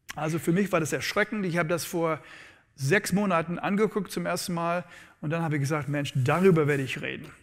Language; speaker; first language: German; non-native, fluent; English